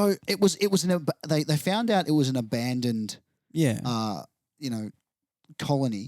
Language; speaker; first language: English; native; English